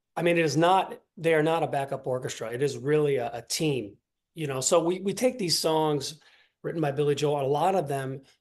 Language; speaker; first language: English; native; English